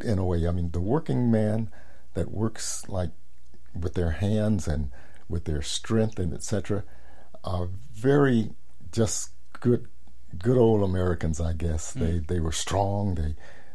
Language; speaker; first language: English; native; English